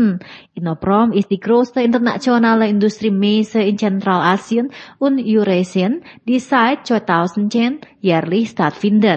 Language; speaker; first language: German; non-native, learner; Indonesian